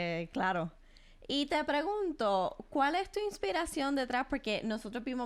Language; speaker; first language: Spanish; native; Spanish